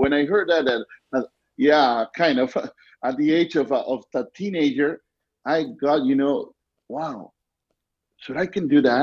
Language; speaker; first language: English; non-native, fluent; Spanish